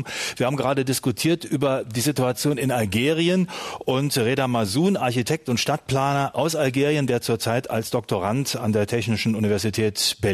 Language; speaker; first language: German; native; German